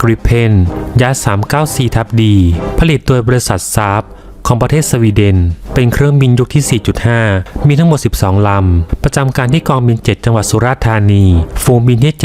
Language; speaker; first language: Thai; native; Thai